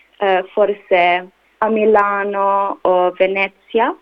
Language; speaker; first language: Italian; non-native, learner; English